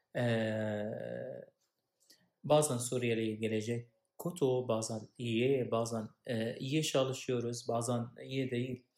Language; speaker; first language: Turkish; non-native, learner; Arabic